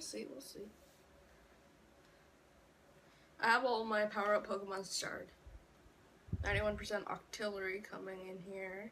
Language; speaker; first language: English; native; English